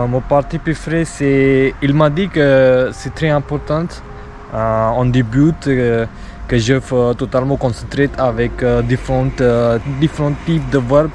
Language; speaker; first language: French; non-native, learner; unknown